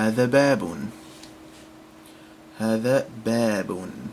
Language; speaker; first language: Arabic; non-native, fluent; English